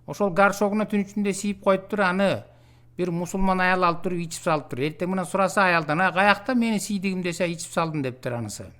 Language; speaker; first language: Russian; non-native, local second language; Kyrgyz